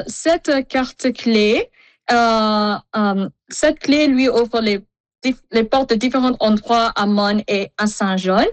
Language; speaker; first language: French; non-native, fluent; Filipino